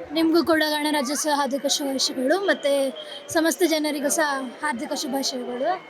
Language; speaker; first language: Kannada; native; Kannada